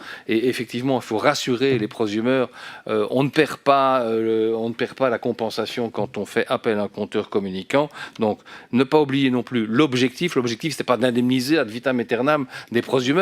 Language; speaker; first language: French; native; French